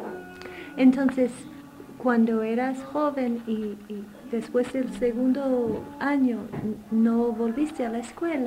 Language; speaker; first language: Spanish; non-native, fluent; English